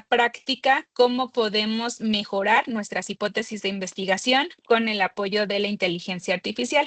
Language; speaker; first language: Spanish; native; Spanish